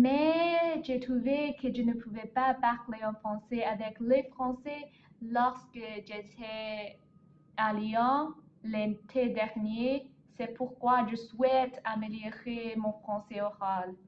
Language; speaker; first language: French; non-native, learner; Chinese